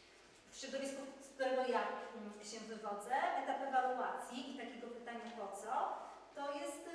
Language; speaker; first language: Polish; native; Polish